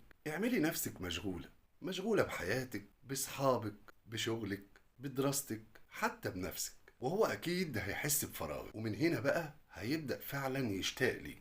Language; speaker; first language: Arabic; native; Arabic